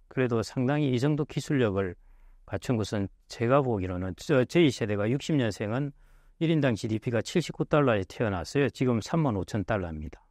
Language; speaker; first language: Korean; native; Korean